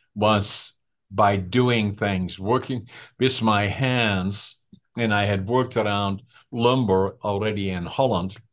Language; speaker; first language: English; non-native, fluent; Dutch